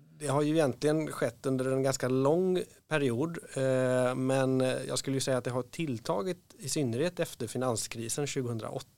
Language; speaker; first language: Swedish; native; Swedish